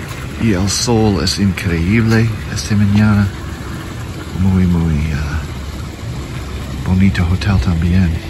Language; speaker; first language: Spanish; non-native, learner; English